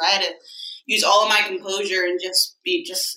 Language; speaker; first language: English; native; English